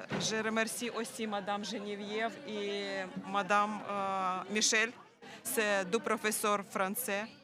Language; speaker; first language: French; non-native, learner; Ukrainian